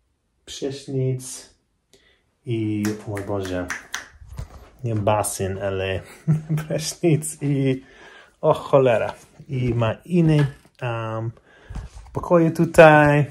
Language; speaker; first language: Polish; non-native, learner; English